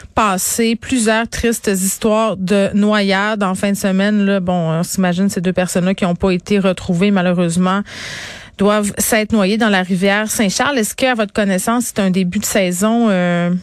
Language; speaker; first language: French; native; French